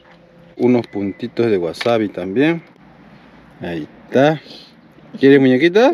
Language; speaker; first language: Spanish; native; Spanish